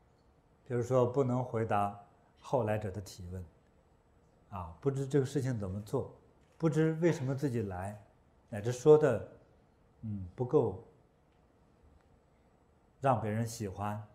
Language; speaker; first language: Chinese; native; Chinese